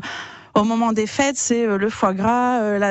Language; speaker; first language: French; native; French